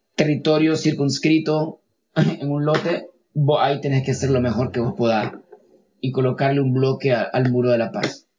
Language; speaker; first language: Spanish; native; Spanish